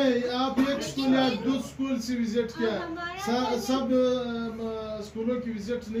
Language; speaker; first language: Hindi; non-native, learner; Pashto